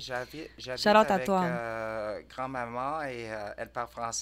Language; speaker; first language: French; non-native, learner; English